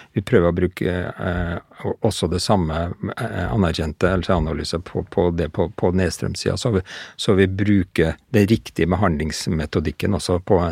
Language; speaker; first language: Norwegian; native; Norwegian